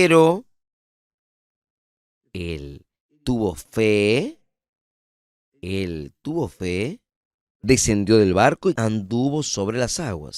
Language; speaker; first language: Spanish; non-native, fluent; Portuguese